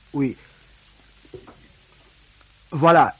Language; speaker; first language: French; non-native, fluent; Romanian